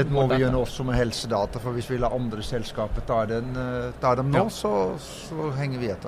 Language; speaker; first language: Norwegian; non-native, fluent; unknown